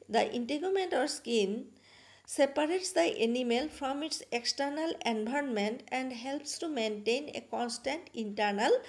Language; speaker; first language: English; non-native, local second language; Assamese